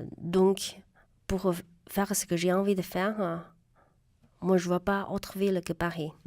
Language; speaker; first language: French; non-native, fluent; Chinese